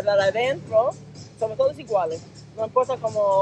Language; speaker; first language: Spanish; non-native, learner; English